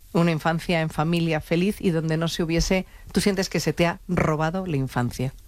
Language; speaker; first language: Spanish; native; Spanish